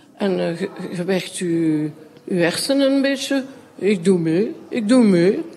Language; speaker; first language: Dutch; non-native, local second language; French